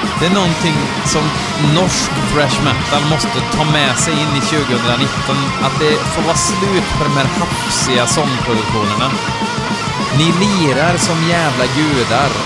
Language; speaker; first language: Swedish; native; Swedish